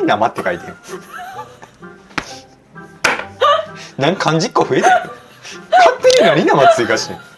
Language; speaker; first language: Japanese; native; Japanese